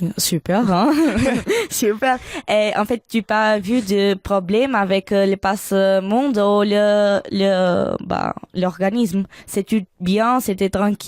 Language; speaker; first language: French; non-native, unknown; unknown